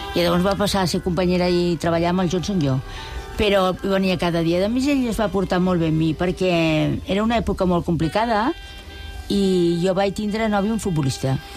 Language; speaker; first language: Catalan; non-native, local second language; Spanish